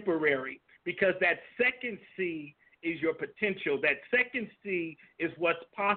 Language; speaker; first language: English; native; English